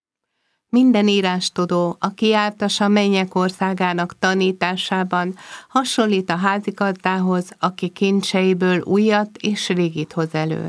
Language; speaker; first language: Hungarian; native; Hungarian